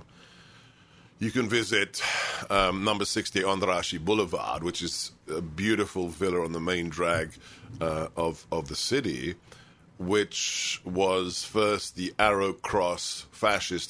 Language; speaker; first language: English; native; English